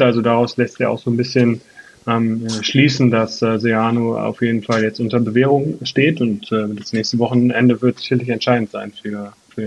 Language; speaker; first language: German; native; German